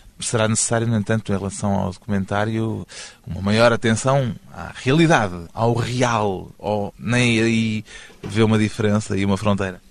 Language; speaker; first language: Portuguese; native; Portuguese